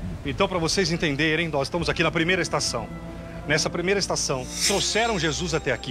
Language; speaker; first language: Portuguese; native; Portuguese